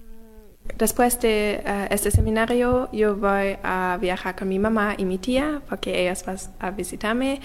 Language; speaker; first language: Spanish; non-native, learner; German